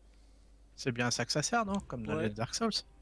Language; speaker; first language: French; native; French